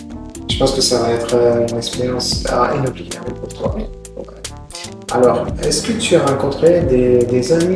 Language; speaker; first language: French; non-native, fluent; Uzbek